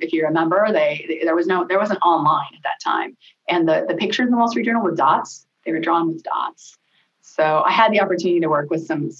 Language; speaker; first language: English; native; English